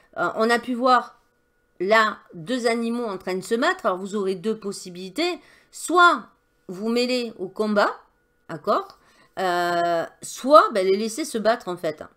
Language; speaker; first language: French; native; French